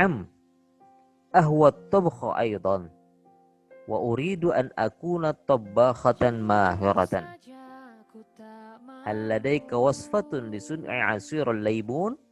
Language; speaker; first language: Arabic; non-native, fluent; Indonesian